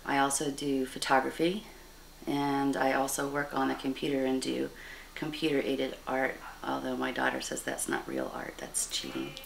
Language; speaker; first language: English; native; English